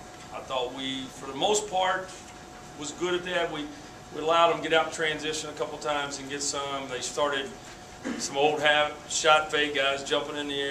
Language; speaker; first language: English; native; English